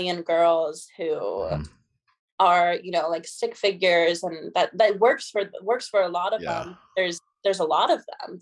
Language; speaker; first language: English; native; English